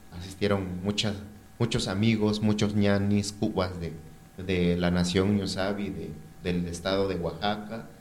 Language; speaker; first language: Spanish; non-native, local second language; Mixtepec Mixtec